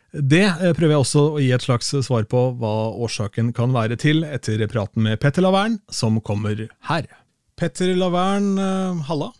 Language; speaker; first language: Norwegian; native; Norwegian